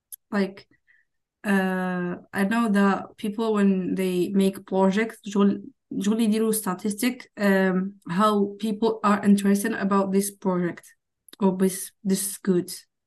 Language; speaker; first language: English; non-native, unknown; Arabic